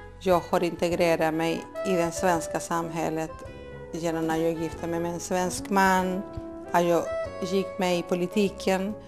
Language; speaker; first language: Swedish; non-native, fluent; Spanish